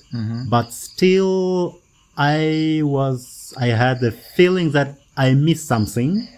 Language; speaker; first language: English; non-native, fluent; Kazakh